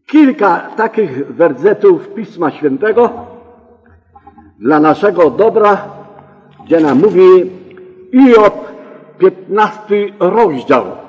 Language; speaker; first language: Polish; native; Polish